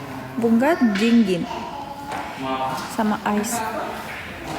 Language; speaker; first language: Indonesian; non-native, learner; Russian